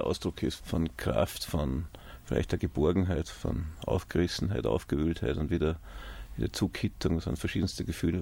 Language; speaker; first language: German; native; German